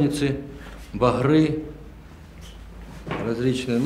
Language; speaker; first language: Russian; native; Russian